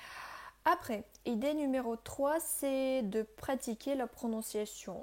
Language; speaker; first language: French; non-native, fluent; Russian